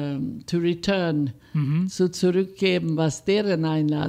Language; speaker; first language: German; non-native, fluent; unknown